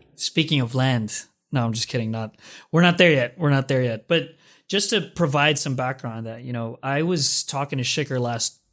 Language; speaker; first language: English; non-native, local second language; Filipino